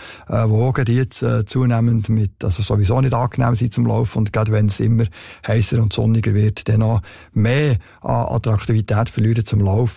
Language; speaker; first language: German; native; German